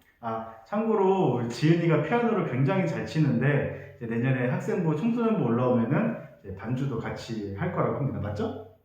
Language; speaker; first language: Korean; native; Korean